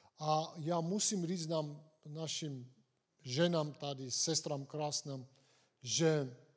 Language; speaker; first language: Czech; non-native, fluent; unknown